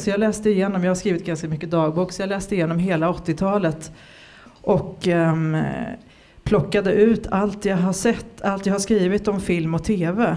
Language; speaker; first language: Swedish; native; Swedish